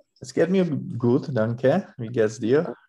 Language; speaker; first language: German; non-native, learner; Czech